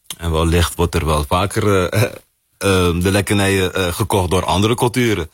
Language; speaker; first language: Dutch; early bilingual, other home language; Papiamento